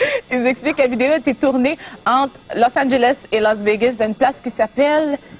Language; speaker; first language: French; native; French